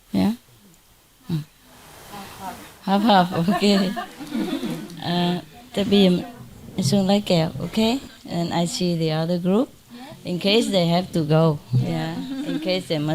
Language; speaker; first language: English; non-native, fluent; Vietnamese